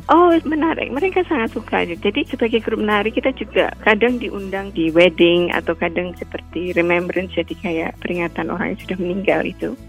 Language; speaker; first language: Indonesian; native; Indonesian